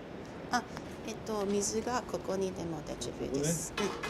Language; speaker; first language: Japanese; non-native, learner; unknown